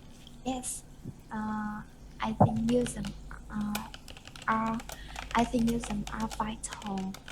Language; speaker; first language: English; non-native, learner; Vietnamese